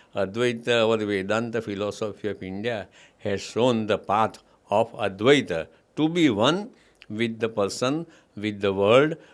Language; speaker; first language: English; non-native, local second language; Gujarati